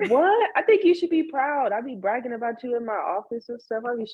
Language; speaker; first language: English; native; English